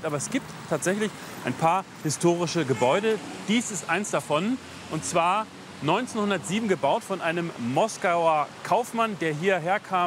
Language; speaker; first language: German; native; German